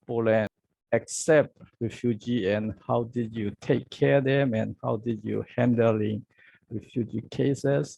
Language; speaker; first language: English; non-native, learner; Burmese